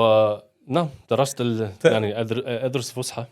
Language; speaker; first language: Arabic; non-native, learner; Swedish